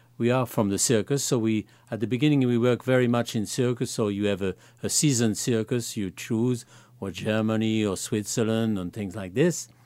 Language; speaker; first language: English; non-native, fluent; French